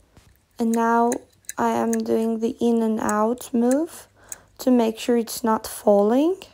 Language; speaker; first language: English; non-native, fluent; Turkish